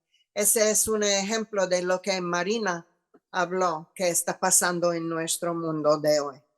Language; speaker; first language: Spanish; non-native, fluent; English